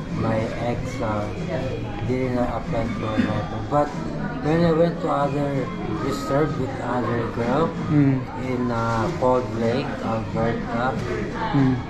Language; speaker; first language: English; non-native, local second language; Filipino